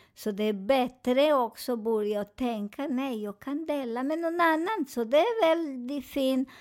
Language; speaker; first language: Swedish; non-native, learner; Spanish